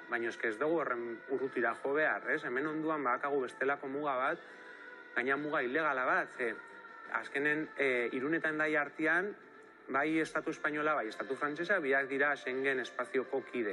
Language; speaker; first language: Basque; native; Basque